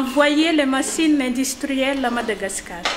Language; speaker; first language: French; non-native, local second language; Malagasy